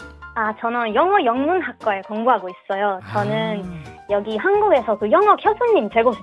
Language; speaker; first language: Korean; non-native, learner; Swedish